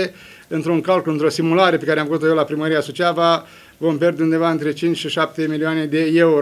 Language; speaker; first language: Romanian; native; Romanian